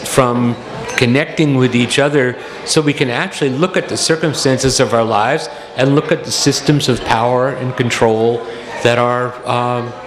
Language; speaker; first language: English; native; English